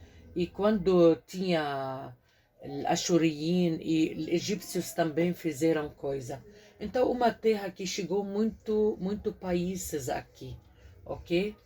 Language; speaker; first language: Portuguese; non-native, fluent; Arabic